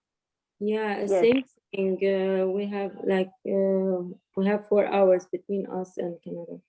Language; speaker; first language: English; non-native, learner; Arabic